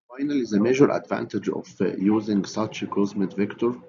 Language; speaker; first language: English; non-native, fluent; Arabic